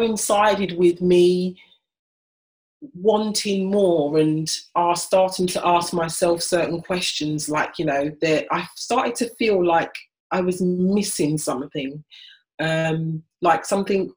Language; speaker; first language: English; native; English